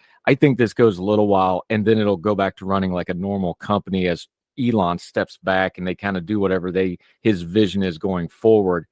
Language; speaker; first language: English; native; English